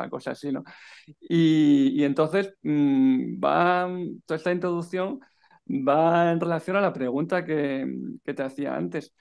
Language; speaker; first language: Spanish; native; Spanish